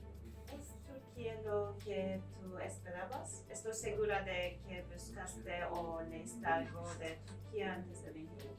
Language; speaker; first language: Spanish; non-native, fluent; Turkish